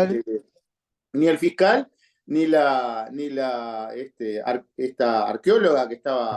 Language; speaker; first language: Spanish; native; Spanish